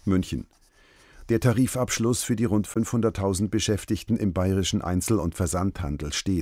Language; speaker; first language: German; native; German